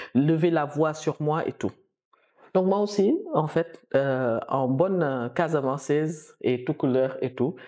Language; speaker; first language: French; non-native, local second language; Wolof